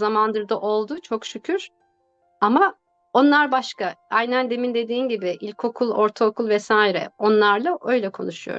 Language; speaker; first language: Turkish; native; Turkish